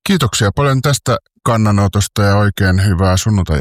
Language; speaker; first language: Finnish; native; Finnish